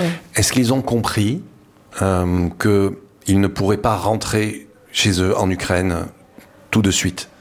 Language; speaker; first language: French; native; French